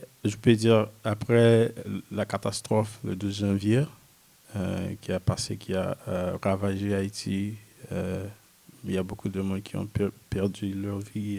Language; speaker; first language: French; non-native, local second language; Haitian Creole